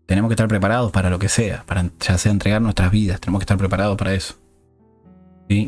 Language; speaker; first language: Spanish; native; Spanish